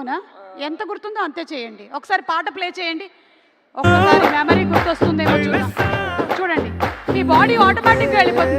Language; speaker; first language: Telugu; native; Telugu